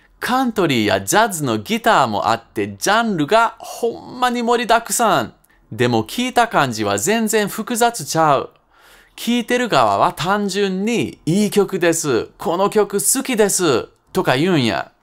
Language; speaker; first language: Japanese; non-native, fluent; English